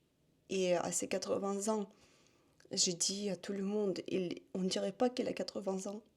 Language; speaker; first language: French; non-native, fluent; Russian